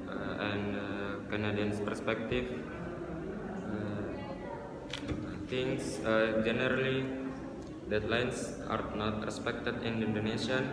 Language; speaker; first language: English; non-native, learner; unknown